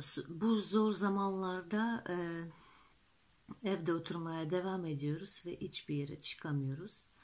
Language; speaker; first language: Turkish; non-native, fluent; Russian